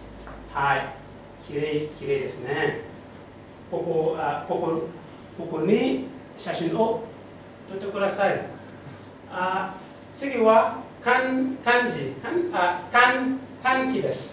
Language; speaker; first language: Japanese; non-native, learner; Mossi